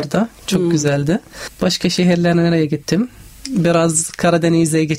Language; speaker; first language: Turkish; non-native, learner; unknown